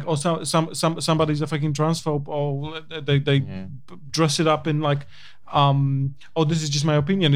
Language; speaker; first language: English; non-native, fluent; Polish